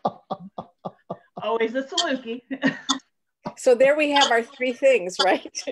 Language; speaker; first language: English; native; English